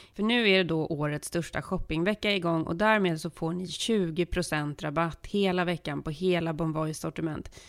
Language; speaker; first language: Swedish; early bilingual, heritage; Swedish